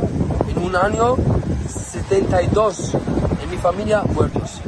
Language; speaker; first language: Spanish; non-native, learner; Arabic